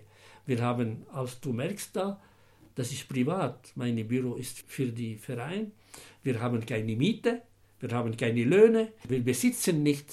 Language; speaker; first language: German; non-native, fluent; Arabic